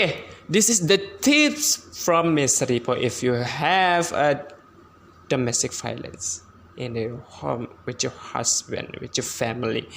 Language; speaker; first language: English; non-native, learner; Indonesian